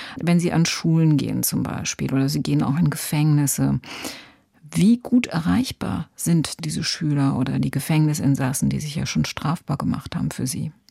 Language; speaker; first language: German; native; German